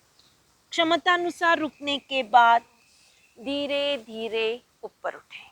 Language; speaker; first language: Hindi; native; Hindi